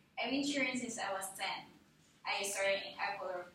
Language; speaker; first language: English; non-native, fluent; Spanish